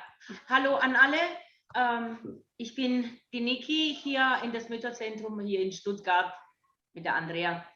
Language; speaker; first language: German; non-native, fluent; Italian